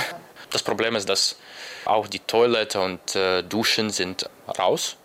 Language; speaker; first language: German; non-native, learner; Ukrainian